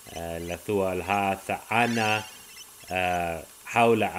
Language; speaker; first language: Arabic; non-native, learner; English